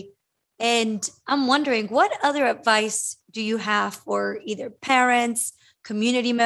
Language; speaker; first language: English; early bilingual, other home language; Spanish